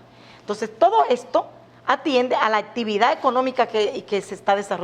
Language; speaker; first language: Spanish; native; Spanish